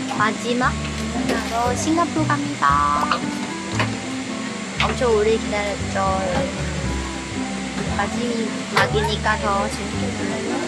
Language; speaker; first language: Korean; non-native, fluent; Chinese